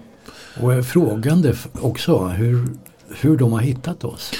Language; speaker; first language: Swedish; native; Swedish